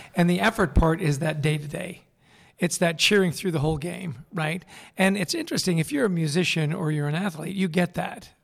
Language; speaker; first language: English; native; English